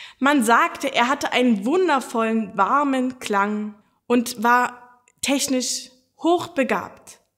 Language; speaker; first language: German; native; German